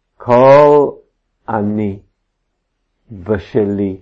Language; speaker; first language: Hebrew; non-native, fluent; English